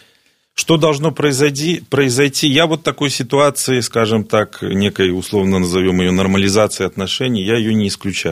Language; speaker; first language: Russian; native; Russian